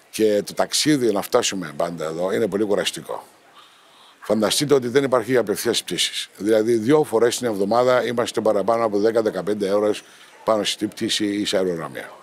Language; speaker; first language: Greek; non-native, local second language; Turkish